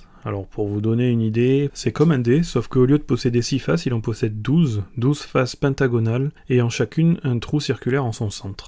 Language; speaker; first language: French; native; French